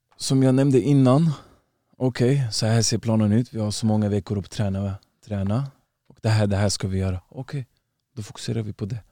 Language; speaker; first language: Swedish; early bilingual, other home language; Uzbek